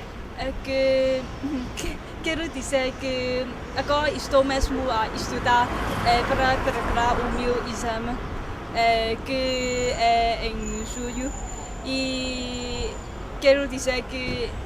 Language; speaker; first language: Portuguese; non-native, fluent; Chinese